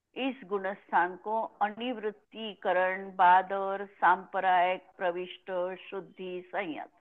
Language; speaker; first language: Hindi; non-native, local second language; Marathi